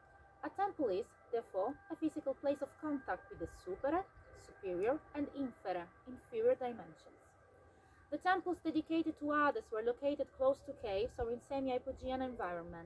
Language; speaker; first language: English; non-native, fluent; Italian